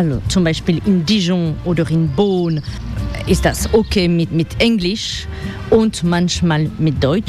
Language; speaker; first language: German; non-native, learner; French